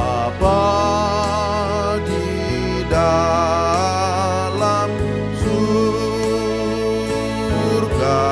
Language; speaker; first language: Indonesian; native; Indonesian